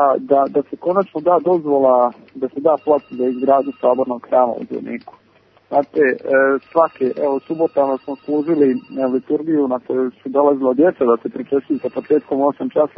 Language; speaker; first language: Serbian; native; Serbian